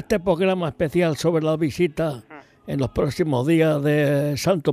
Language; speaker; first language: Spanish; native; Spanish